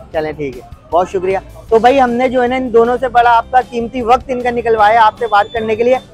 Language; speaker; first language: Urdu; native; Urdu